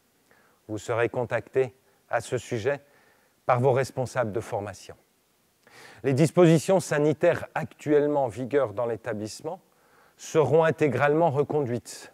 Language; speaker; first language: French; native; French